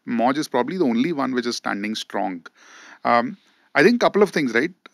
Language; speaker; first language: English; non-native, local second language; Hindi